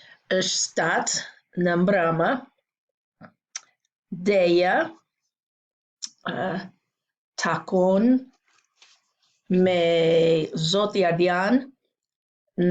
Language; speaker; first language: Albanian; non-native, learner; English